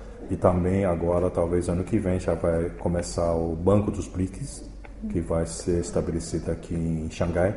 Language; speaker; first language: Portuguese; early bilingual, other home language; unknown